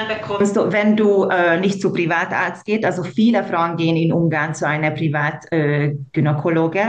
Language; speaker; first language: German; non-native, local second language; Hungarian